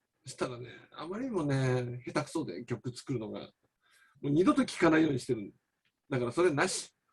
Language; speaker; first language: Japanese; native; Japanese